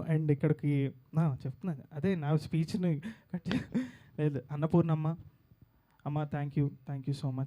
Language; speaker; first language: Telugu; native; Telugu